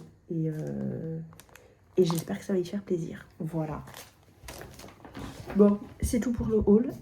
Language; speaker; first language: French; native; French